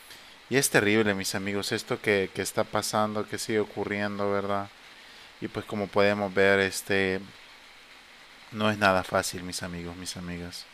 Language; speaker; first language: Spanish; native; Spanish